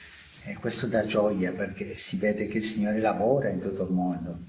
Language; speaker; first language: Italian; non-native, fluent; Spanish